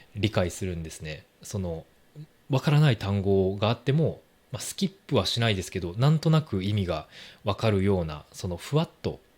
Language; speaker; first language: Japanese; native; Japanese